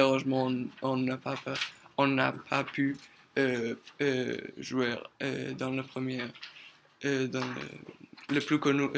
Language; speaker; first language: French; non-native, learner; Spanish